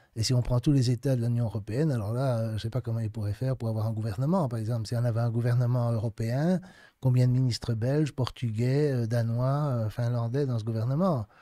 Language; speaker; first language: French; native; French